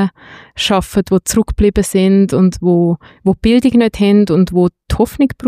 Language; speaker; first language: German; native; German